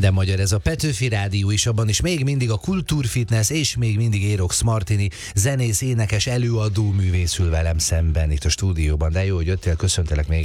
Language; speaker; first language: Hungarian; native; Hungarian